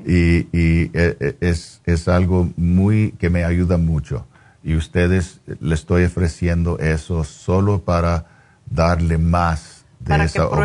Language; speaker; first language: Spanish; non-native, fluent; English